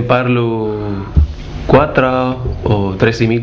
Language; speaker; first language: Catalan; non-native, learner; Arabic